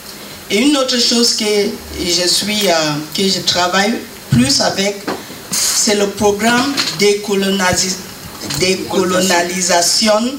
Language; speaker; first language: French; non-native, learner; English